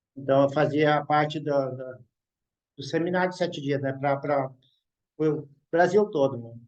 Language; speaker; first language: Portuguese; native; Portuguese